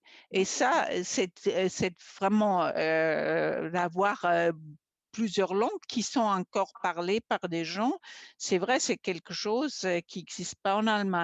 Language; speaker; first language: French; non-native, fluent; German